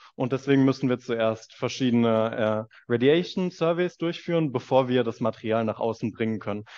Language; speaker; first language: German; native; German